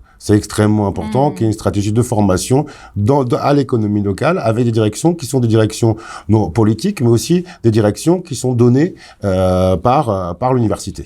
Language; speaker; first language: French; native; French